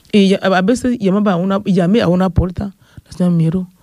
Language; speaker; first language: Spanish; non-native, fluent; French